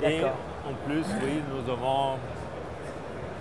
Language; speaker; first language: French; non-native, fluent; German